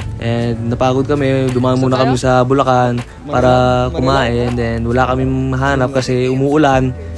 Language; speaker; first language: Filipino; early bilingual, heritage; Filipino